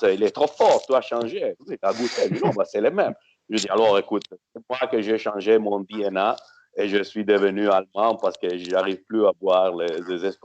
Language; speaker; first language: French; non-native, fluent; Italian